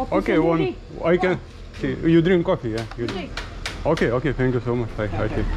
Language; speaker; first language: English; non-native, learner; Lithuanian